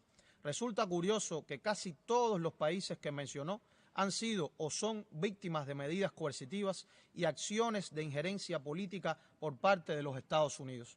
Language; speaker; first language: Spanish; native; Spanish